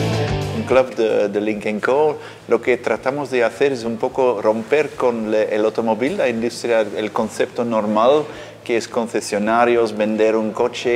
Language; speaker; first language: Spanish; non-native, fluent; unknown